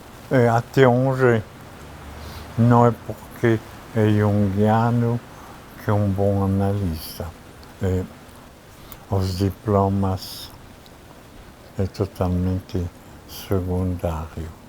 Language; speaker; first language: Portuguese; non-native, fluent; French